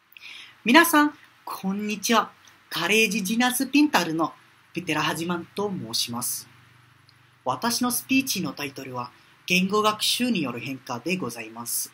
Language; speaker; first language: Japanese; non-native, fluent; Malay